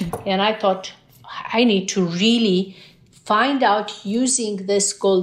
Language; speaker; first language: English; non-native, fluent; Romanian